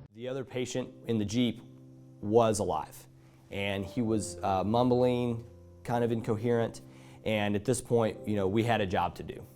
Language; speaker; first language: English; native; English